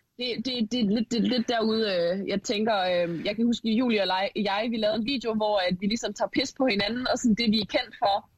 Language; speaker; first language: Danish; native; Danish